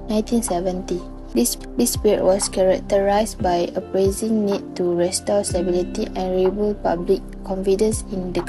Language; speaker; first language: English; non-native, local second language; Malay